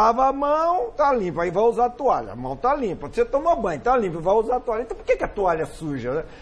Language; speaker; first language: Portuguese; native; Portuguese